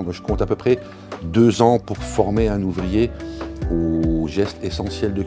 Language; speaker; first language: French; native; French